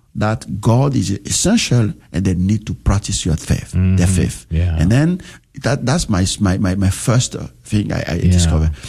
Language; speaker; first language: English; non-native, learner; French